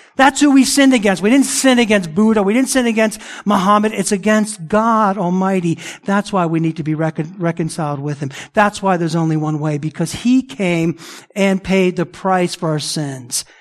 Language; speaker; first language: English; early bilingual, other home language; Italian